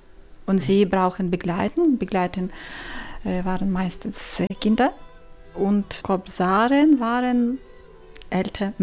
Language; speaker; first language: German; non-native, learner; Ukrainian